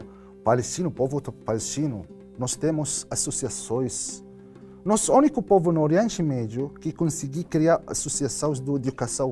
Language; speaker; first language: Portuguese; non-native, learner; Arabic